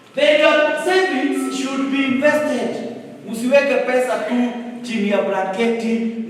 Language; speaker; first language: English; non-native, local second language; Swahili